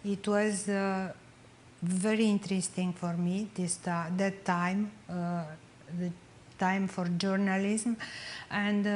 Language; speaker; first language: English; non-native, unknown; Romanian